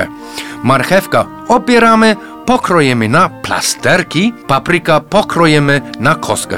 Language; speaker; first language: Polish; non-native, fluent; English